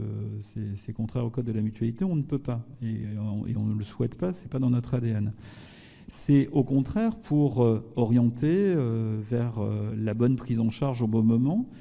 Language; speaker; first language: French; native; French